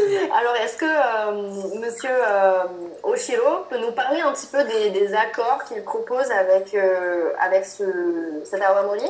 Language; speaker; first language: French; native; French